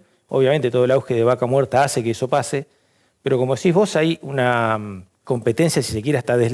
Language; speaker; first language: Spanish; native; Spanish